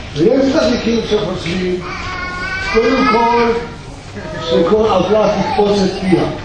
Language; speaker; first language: Hebrew; early bilingual, other home language; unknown